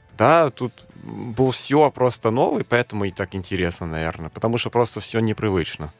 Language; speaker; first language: Russian; non-native, fluent; German